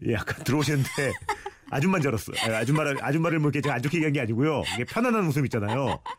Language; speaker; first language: Korean; native; Korean